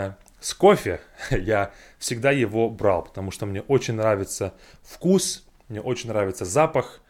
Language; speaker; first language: Russian; non-native, fluent; English